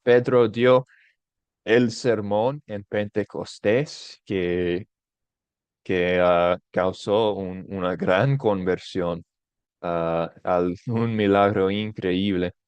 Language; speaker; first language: Spanish; non-native, fluent; English